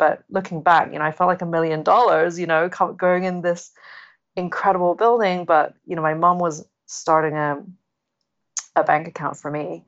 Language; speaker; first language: English; non-native, local second language; Cantonese